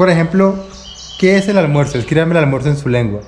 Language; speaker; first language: Spanish; native; Spanish